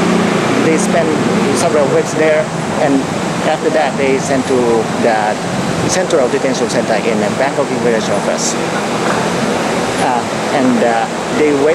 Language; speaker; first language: English; non-native, fluent; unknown